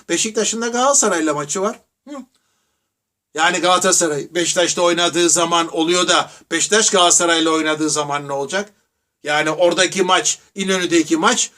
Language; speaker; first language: Turkish; native; Turkish